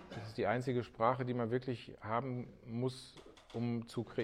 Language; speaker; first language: German; native; German